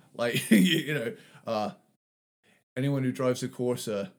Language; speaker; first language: English; native; English